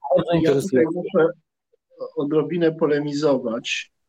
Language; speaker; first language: Polish; native; Polish